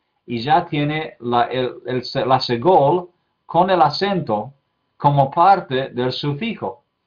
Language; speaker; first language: Spanish; non-native, fluent; English